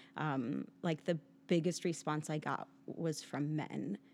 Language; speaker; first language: English; native; English